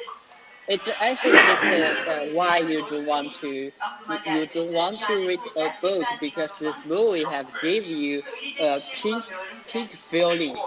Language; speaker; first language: English; non-native, learner; Chinese